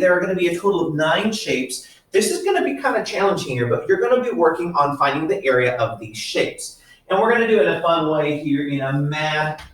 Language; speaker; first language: English; native; English